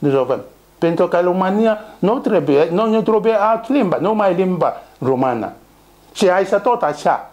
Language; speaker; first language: Romanian; non-native, learner; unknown